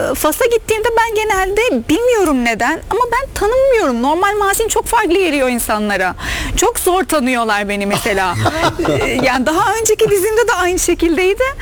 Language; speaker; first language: Turkish; non-native, fluent; Arabic